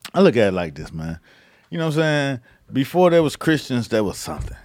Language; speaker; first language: English; native; English